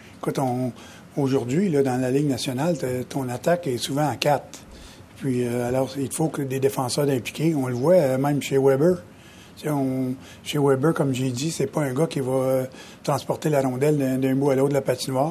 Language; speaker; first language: French; native; French